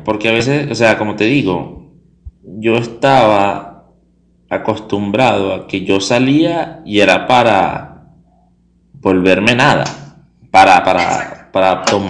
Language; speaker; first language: Spanish; native; Spanish